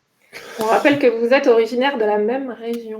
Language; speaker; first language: French; native; French